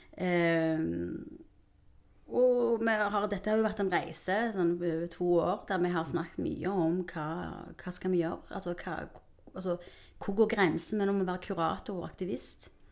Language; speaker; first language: Norwegian; early bilingual, other home language; Spanish